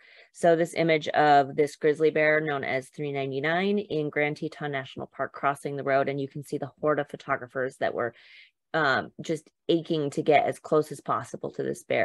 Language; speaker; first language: English; native; English